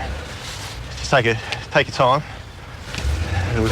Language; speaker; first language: English; native; English